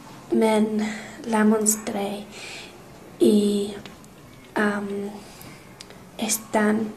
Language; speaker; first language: Spanish; non-native, learner; English